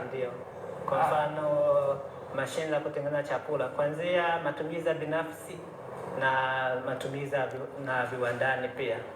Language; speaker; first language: Swahili; non-native, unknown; Chinese